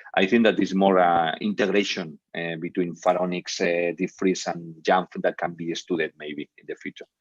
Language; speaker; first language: English; non-native, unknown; Catalan